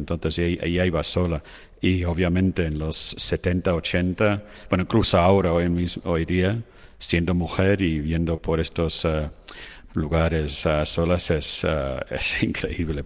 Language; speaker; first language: Spanish; non-native, fluent; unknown